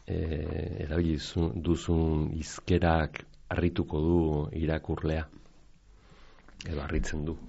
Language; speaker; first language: Basque; native; Basque